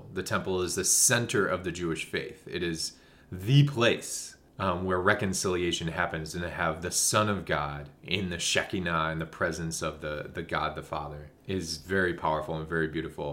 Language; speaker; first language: English; native; English